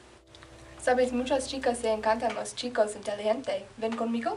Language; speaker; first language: Spanish; non-native, learner; English